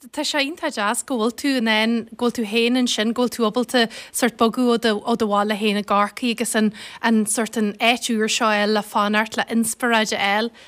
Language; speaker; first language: Irish; native; Irish